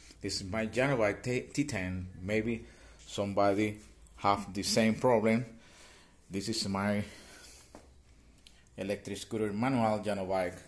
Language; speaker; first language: English; non-native, learner; Spanish